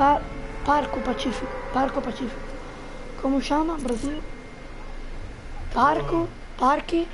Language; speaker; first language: Portuguese; non-native, fluent; Italian